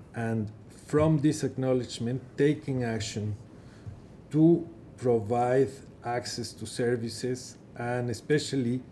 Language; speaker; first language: English; non-native, fluent; Persian